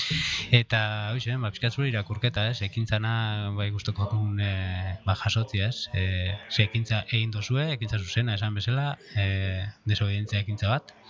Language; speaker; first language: Basque; native; Basque